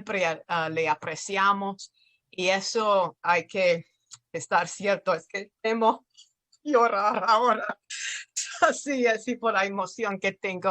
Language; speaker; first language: Spanish; non-native, fluent; English